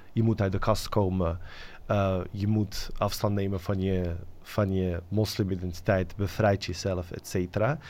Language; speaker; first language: Dutch; non-native, fluent; Bosnian